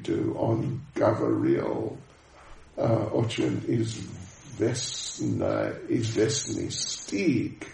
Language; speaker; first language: Russian; non-native, learner; English